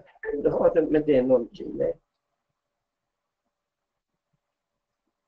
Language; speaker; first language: Swedish; non-native, fluent; Russian